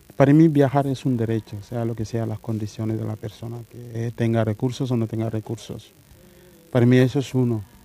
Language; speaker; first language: Spanish; non-native, fluent; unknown